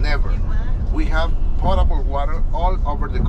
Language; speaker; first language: English; non-native, fluent; Spanish